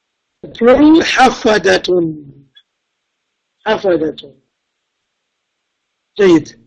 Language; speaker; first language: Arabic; non-native, fluent; English